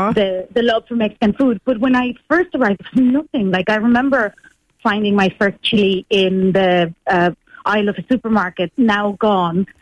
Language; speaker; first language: English; non-native, fluent; Spanish